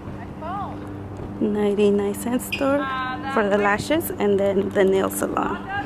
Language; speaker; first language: English; early bilingual, other home language; Spanish